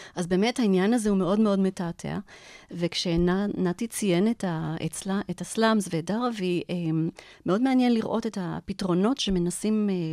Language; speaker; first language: Hebrew; non-native, fluent; Arabic